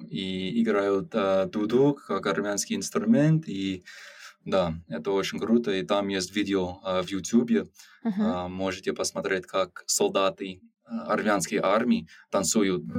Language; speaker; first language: Russian; non-native, fluent; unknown